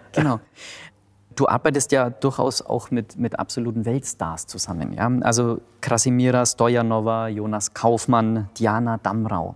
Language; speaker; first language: German; native; German